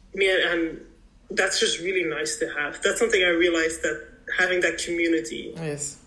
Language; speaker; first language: English; early bilingual, heritage; English